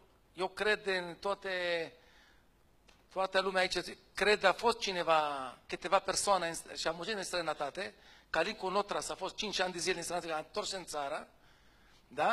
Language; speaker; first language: Romanian; non-native, fluent; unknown